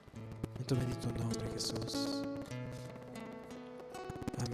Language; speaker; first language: Spanish; native; Spanish